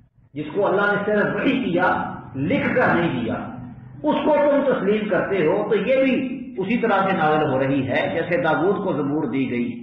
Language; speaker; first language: Urdu; native; Urdu